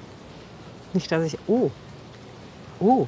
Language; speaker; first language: German; native; German